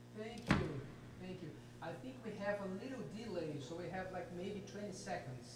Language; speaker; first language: English; non-native, fluent; Portuguese